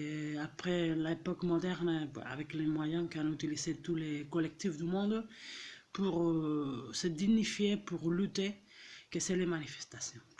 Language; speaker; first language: French; non-native, fluent; Catalan